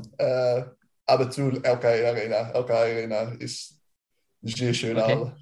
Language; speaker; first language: German; non-native, learner; Dutch